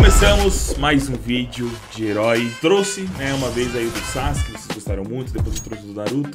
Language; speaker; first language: Portuguese; native; Portuguese